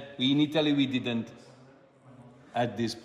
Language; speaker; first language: English; non-native, fluent; Italian